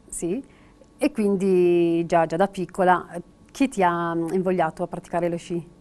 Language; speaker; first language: Italian; native; Italian